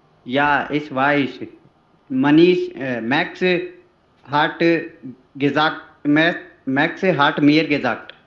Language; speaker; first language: German; non-native, learner; Hindi